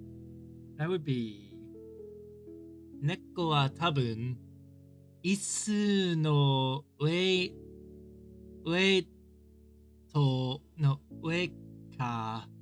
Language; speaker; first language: Japanese; non-native, learner; English